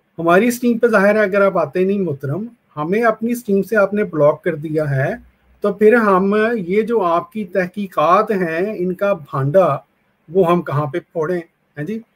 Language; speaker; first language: Urdu; non-native, local second language; Punjabi